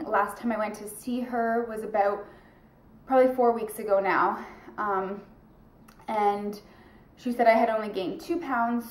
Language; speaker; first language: English; native; English